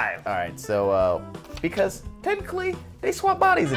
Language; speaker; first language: English; native; English